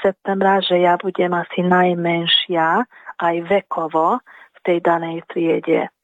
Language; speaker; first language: Slovak; early bilingual, heritage; Slovak